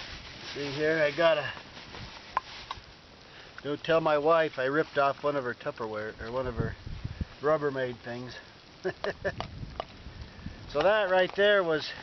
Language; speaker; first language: English; native; English